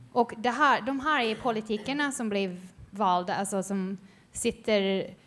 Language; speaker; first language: Swedish; non-native, fluent; English